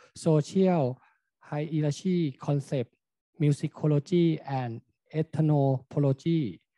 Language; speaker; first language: English; non-native, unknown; Thai